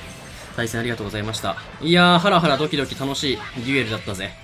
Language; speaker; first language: Japanese; native; Japanese